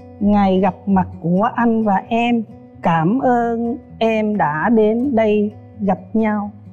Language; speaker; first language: Vietnamese; native; Vietnamese